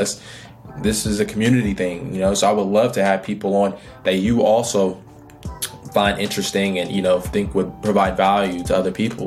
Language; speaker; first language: English; native; English